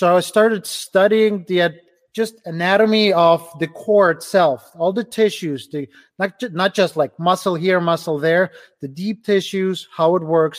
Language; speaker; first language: English; non-native, fluent; Ukrainian